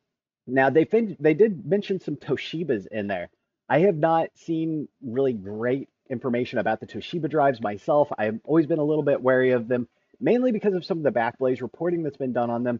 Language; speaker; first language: English; native; English